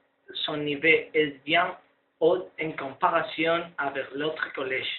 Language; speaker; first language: French; non-native, learner; Spanish